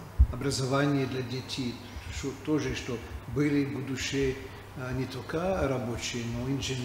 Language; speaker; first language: Russian; non-native, fluent; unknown